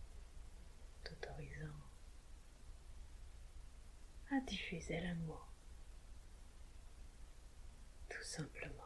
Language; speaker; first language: French; native; French